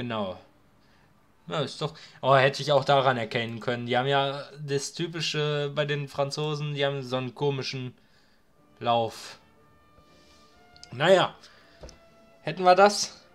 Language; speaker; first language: German; native; German